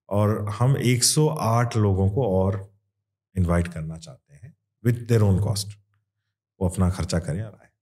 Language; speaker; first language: Hindi; non-native, local second language; Kannada